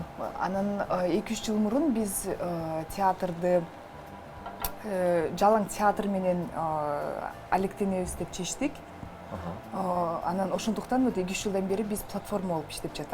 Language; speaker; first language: Kyrgyz; non-native, local second language; Russian